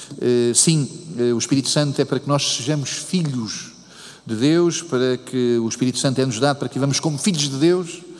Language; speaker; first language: Portuguese; native; Portuguese